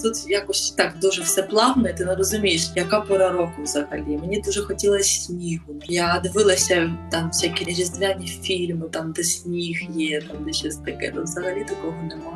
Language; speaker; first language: Ukrainian; native; Ukrainian